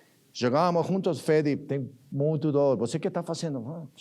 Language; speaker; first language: Portuguese; non-native, learner; Spanish